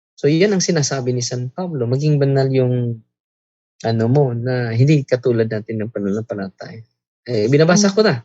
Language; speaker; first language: Filipino; non-native, local second language; Cebuano